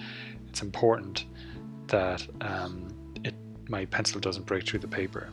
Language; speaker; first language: English; native; English